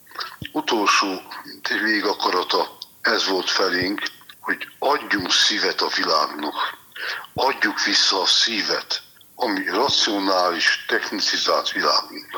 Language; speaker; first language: Hungarian; native; Hungarian